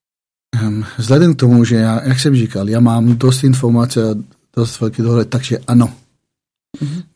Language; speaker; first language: Czech; non-native, fluent; Hebrew